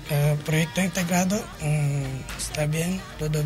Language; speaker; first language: Spanish; non-native, learner; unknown